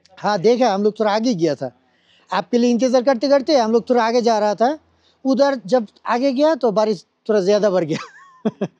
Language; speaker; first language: Hindi; non-native, fluent; Bangla